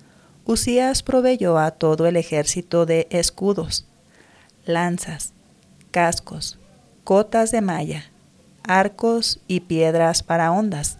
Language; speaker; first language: Spanish; native; Spanish